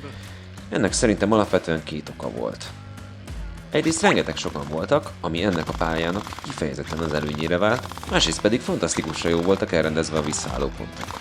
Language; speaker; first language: Hungarian; native; Hungarian